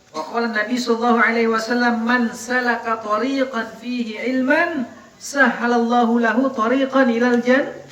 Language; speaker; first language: Arabic; non-native, fluent; Indonesian